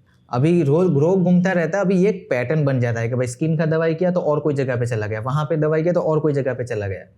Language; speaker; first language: Hindi; non-native, local second language; Gujarati